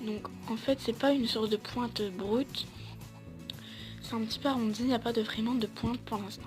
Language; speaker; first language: French; native; French